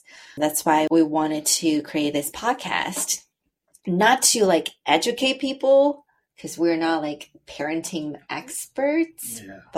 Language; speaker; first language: English; non-native, fluent; Chinese